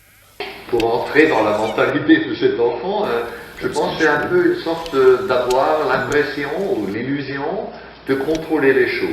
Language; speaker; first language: French; non-native, fluent; German